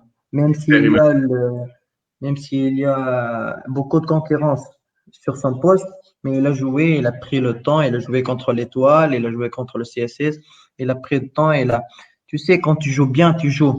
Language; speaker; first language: French; non-native, local second language; Arabic